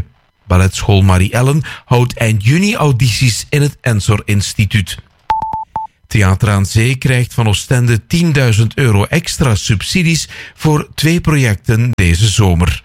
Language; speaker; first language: Dutch; native; Dutch